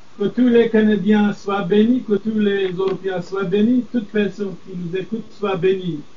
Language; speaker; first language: French; non-native, fluent; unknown